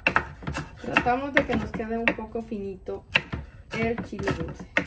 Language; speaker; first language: Spanish; native; Spanish